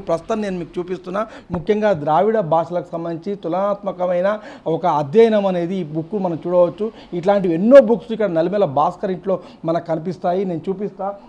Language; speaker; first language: Telugu; native; Telugu